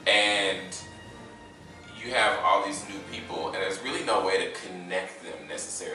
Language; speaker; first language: English; native; English